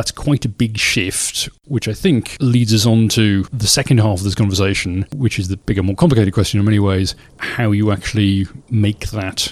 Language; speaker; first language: English; native; English